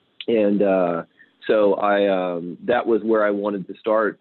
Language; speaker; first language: English; native; English